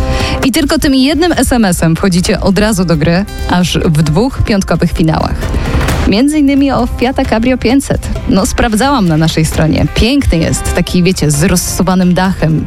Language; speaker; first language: Polish; native; Polish